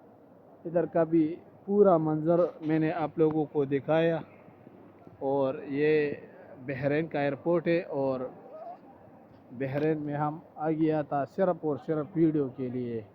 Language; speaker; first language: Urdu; non-native, local second language; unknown